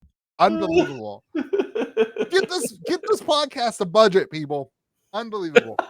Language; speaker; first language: English; native; English